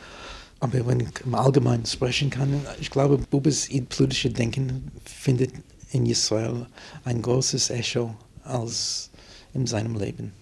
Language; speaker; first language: German; non-native, fluent; English